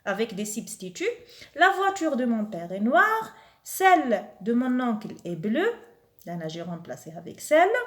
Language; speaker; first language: French; non-native, local second language; Arabic